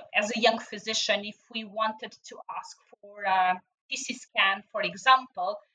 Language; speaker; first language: English; non-native, fluent; Portuguese